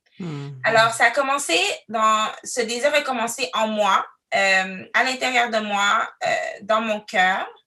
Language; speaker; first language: French; early bilingual, other home language; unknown